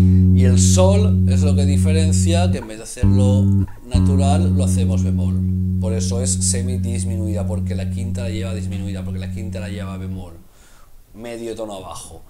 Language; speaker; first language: Spanish; native; Spanish